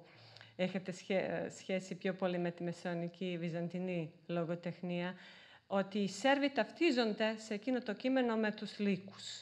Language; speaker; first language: Greek; non-native, fluent; Serbian